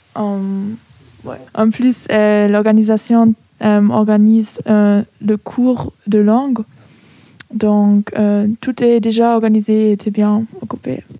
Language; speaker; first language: French; non-native, fluent; German